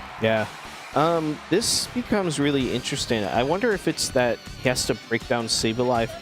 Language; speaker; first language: English; native; English